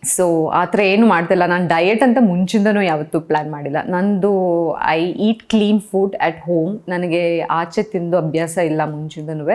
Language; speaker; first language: Kannada; non-native, local second language; Kodava